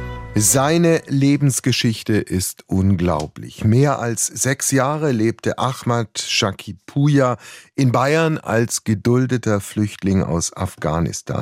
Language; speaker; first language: German; native; German